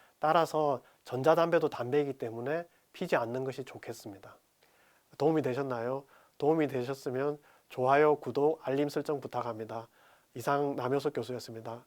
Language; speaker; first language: Korean; native; Korean